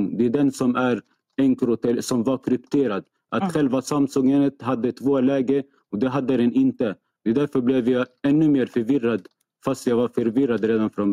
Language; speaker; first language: Swedish; non-native, fluent; Arabic